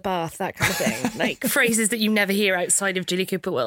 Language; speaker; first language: English; native; English